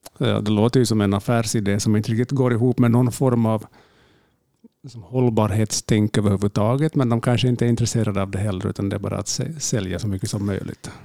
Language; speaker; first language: Swedish; native; Swedish